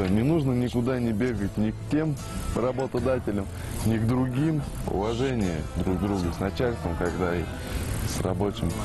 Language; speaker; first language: Russian; native; Russian